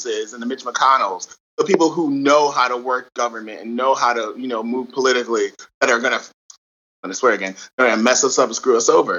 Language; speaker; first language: English; native; English